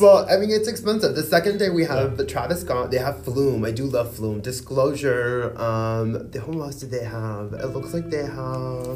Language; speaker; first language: English; early bilingual, other home language; Spanish